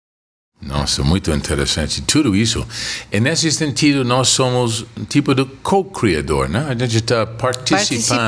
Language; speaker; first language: Portuguese; non-native, fluent; English